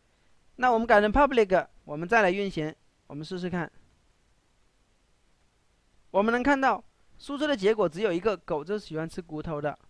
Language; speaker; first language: Chinese; native; Chinese